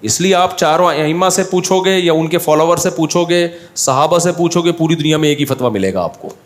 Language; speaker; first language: Urdu; native; Urdu